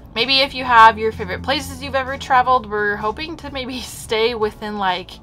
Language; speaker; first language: English; native; English